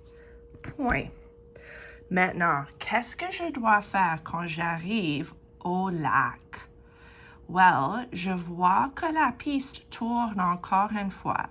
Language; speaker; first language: French; non-native, fluent; English